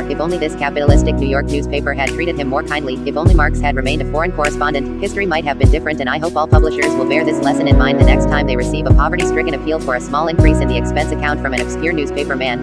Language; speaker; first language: English; native; English